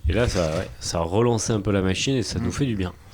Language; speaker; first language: French; native; French